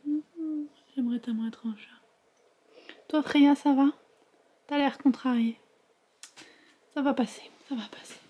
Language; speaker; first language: French; native; French